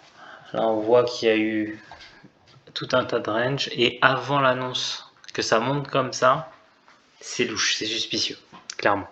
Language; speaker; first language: French; native; French